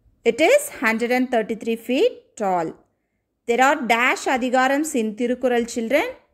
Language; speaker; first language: English; non-native, local second language; Tamil